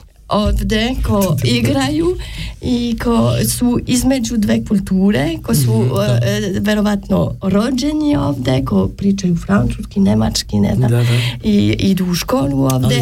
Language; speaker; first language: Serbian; non-native, learner; French